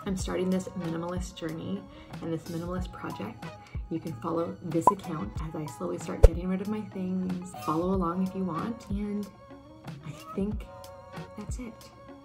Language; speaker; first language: English; early bilingual, other home language; Spanish